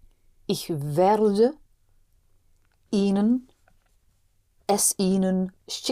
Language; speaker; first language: German; non-native, learner; English